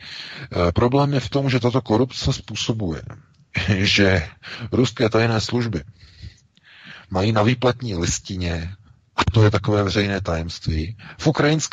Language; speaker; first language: Czech; native; Czech